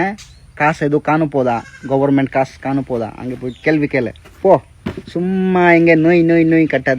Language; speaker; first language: Tamil; non-native, learner; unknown